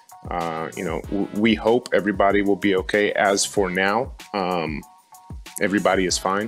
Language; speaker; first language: English; native; English